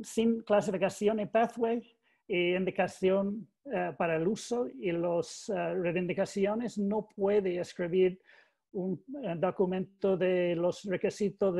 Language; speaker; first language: Spanish; non-native, learner; English